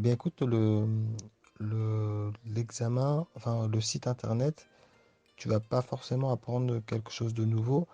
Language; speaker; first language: French; native; French